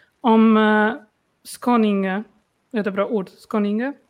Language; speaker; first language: Swedish; non-native, learner; Polish